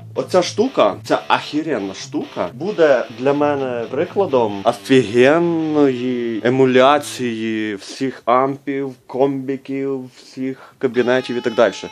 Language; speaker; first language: Ukrainian; non-native, local second language; Russian